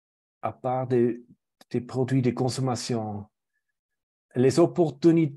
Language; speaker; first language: French; non-native, fluent; German